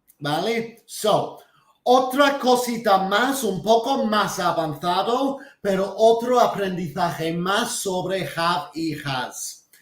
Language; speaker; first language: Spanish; non-native, fluent; English